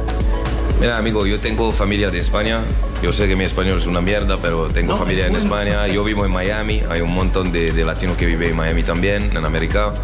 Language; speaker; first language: Spanish; non-native, learner; French